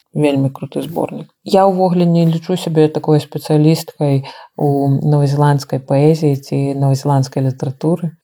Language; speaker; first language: Belarusian; native; Belarusian